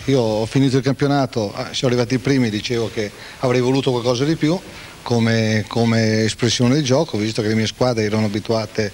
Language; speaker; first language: Italian; native; Italian